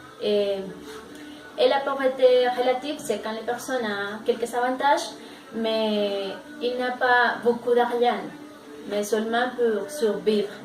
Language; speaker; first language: French; non-native, learner; Spanish